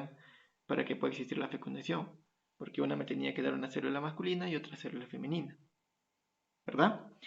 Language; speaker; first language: Spanish; native; Spanish